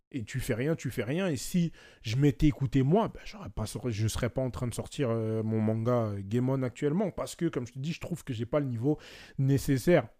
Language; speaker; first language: French; native; French